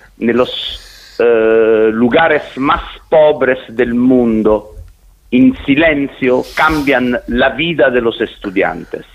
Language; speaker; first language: Spanish; non-native, fluent; Italian